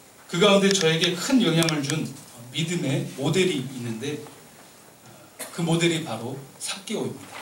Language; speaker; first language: Korean; native; Korean